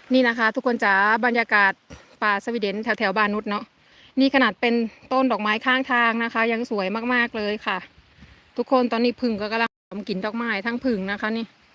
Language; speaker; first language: Thai; native; Thai